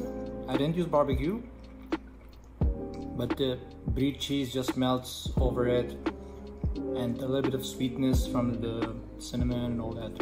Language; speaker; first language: English; non-native, local second language; Filipino